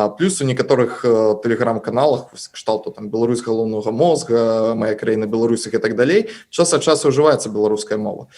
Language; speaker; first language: Belarusian; native; Belarusian